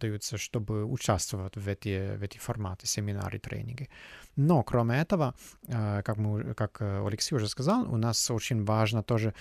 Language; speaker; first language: Russian; non-native, fluent; German